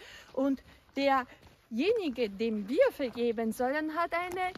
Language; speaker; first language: German; non-native, fluent; Polish